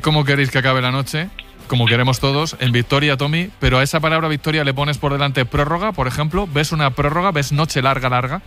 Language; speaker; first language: Spanish; native; Spanish